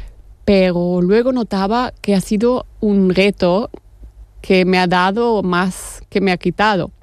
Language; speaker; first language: Spanish; non-native, fluent; German